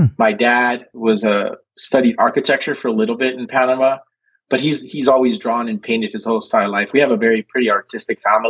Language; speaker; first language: English; early bilingual, other home language; Spanish